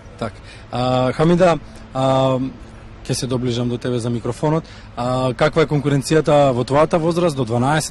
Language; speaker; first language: Macedonian; native; Macedonian